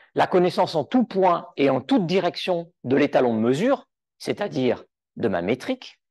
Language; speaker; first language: French; native; French